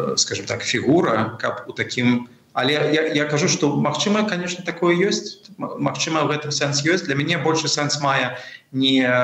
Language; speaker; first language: Belarusian; non-native, local second language; Russian